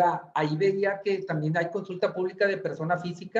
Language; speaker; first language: Spanish; native; Spanish